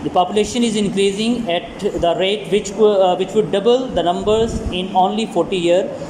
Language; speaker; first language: English; non-native, local second language; Urdu